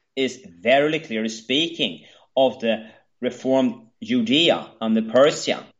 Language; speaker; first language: English; non-native, fluent; Swedish